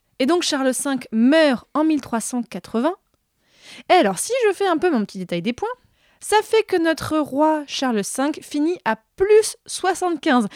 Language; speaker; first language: French; native; French